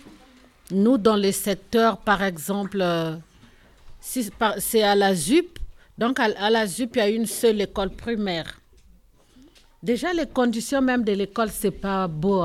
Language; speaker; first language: French; non-native, local second language; Lingala